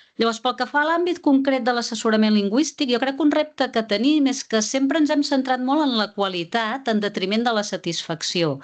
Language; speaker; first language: Catalan; native; Catalan